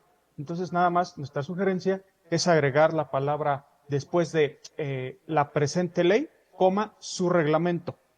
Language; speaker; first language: Spanish; native; Spanish